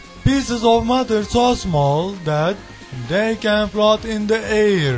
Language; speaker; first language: English; non-native, learner; Turkish